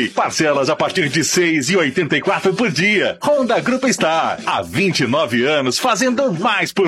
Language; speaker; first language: Portuguese; native; Portuguese